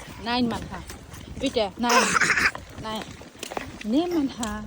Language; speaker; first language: German; non-native, learner; Bangla